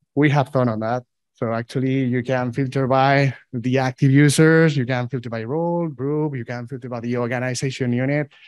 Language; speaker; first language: English; non-native, fluent; Spanish